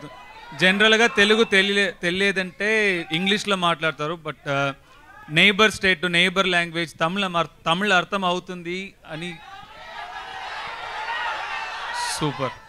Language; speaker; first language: Telugu; non-native, learner; Tamil